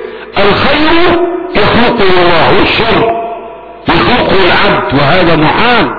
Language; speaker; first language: Arabic; native; Arabic